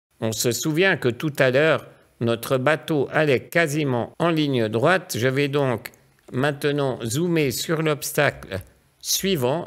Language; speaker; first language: French; native; French